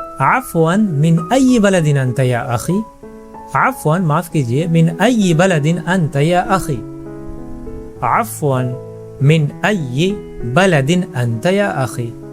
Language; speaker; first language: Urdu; native; Urdu